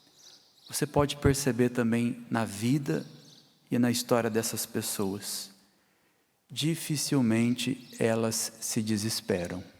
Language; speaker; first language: Portuguese; native; Portuguese